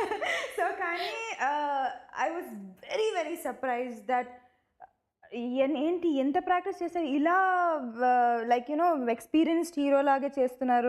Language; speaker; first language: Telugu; non-native, fluent; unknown